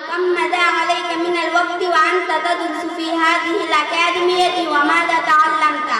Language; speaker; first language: Arabic; non-native, learner; Urdu